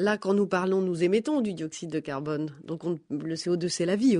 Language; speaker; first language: French; native; French